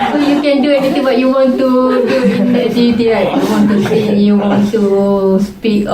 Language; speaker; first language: English; non-native, local second language; Malay